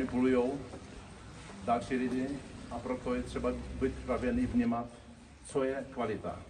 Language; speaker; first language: Czech; non-native, fluent; Romanian